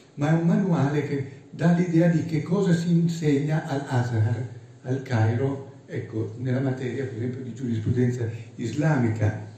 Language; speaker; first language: Italian; native; Italian